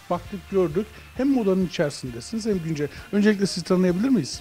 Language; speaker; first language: Turkish; native; Turkish